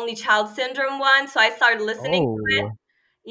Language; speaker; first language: English; non-native, fluent; Turkish